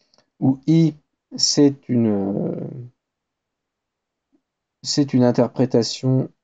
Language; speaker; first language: French; native; French